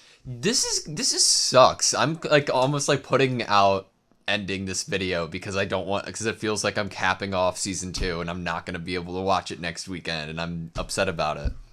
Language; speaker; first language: English; native; English